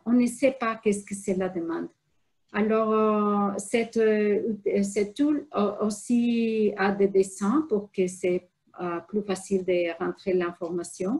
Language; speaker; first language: French; non-native, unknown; Spanish